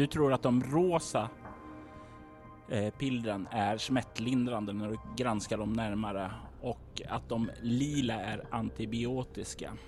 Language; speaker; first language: Swedish; native; Swedish